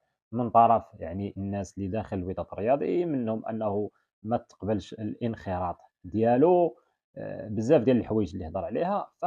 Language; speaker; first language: Arabic; native; Arabic